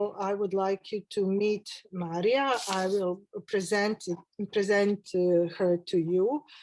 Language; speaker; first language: English; non-native, fluent; Serbian